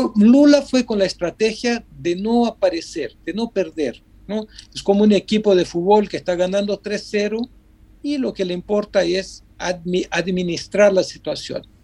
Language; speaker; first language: Spanish; non-native, fluent; Portuguese